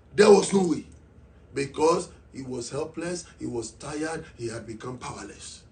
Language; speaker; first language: English; non-native, local second language; Yoruba